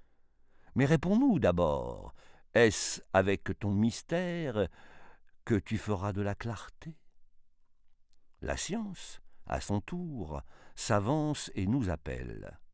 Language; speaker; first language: French; native; French